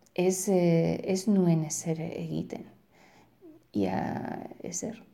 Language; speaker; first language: Basque; non-native, local second language; Spanish